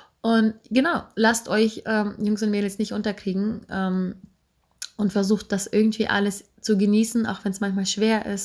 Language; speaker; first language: German; native; German